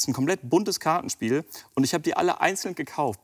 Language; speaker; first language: German; native; German